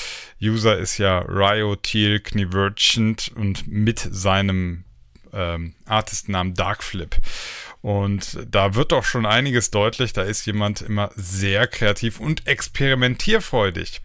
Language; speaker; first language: German; native; German